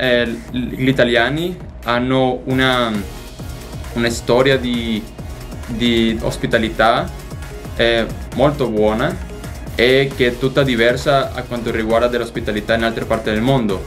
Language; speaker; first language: Italian; non-native, learner; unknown